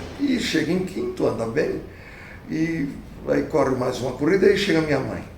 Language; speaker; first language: Portuguese; early bilingual, other home language; Italian